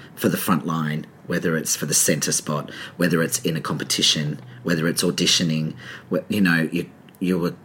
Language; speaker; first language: English; native; English